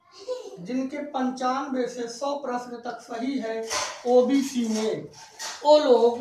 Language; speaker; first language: Hindi; native; Hindi